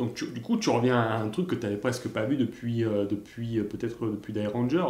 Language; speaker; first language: French; native; French